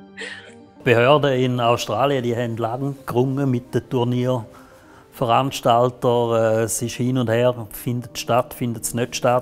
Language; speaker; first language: German; native; German